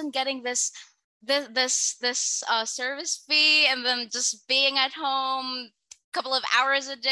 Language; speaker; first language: English; non-native, local second language; Filipino